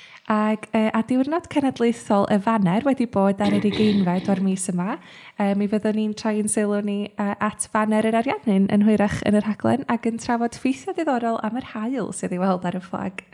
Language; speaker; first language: Welsh; native; Welsh